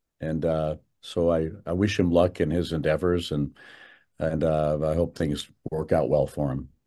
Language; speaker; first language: English; native; English